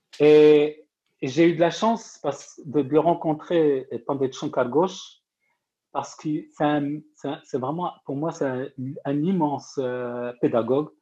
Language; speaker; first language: French; non-native, local second language; Arabic